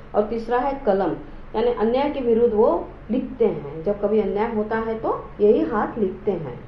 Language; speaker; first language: Hindi; non-native, local second language; Marathi